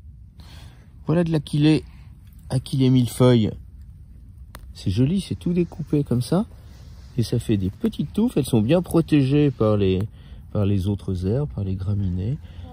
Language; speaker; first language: French; native; French